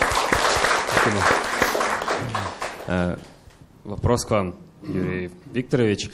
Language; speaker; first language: Russian; native; Russian